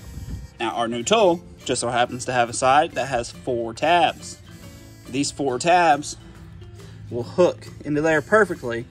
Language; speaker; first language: English; native; English